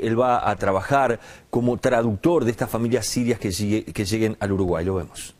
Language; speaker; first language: Spanish; native; Spanish